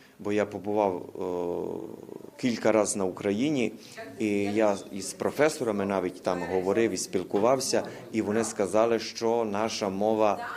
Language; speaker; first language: Ukrainian; early bilingual, heritage; Ukrainian